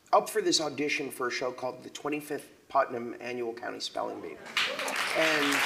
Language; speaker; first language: English; native; English